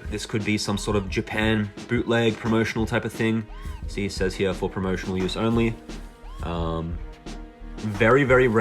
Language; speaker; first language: English; native; English